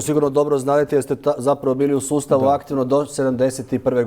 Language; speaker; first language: Croatian; native; Croatian